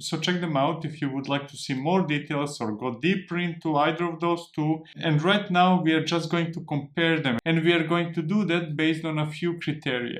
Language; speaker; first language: English; non-native, fluent; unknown